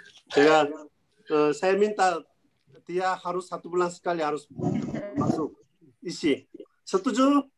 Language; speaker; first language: Indonesian; non-native, learner; Korean